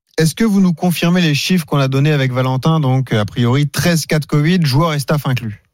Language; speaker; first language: French; native; French